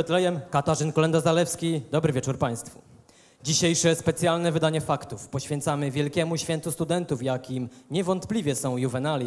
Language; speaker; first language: Polish; native; Polish